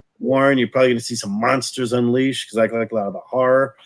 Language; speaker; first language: English; native; English